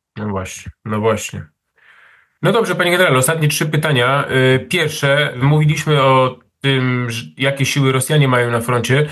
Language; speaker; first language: Polish; native; Polish